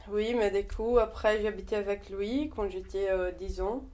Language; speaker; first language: French; non-native, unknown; Portuguese